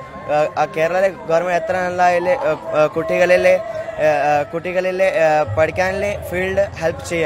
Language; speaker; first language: Malayalam; non-native, local second language; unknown